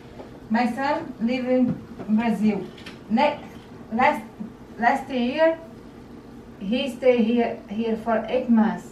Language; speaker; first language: English; non-native, learner; Portuguese